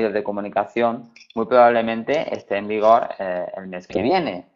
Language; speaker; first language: Spanish; native; Spanish